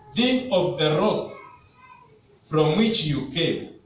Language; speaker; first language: English; non-native, local second language; Swahili